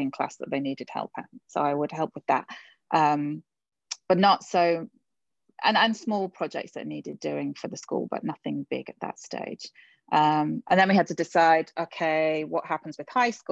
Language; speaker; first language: English; native; English